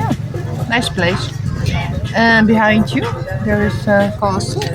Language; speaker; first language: English; non-native, fluent; Dutch